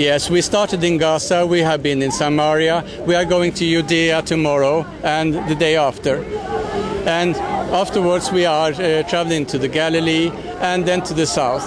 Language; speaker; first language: English; non-native, fluent; Norwegian